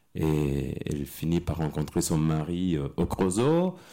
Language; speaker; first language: French; non-native, fluent; Spanish